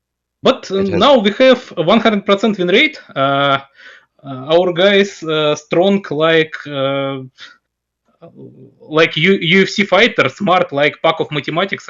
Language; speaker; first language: English; non-native, learner; Russian